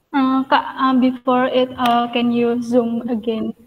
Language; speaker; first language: English; non-native, fluent; Indonesian